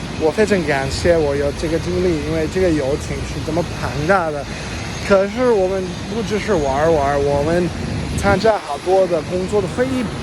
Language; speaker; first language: Chinese; non-native, learner; English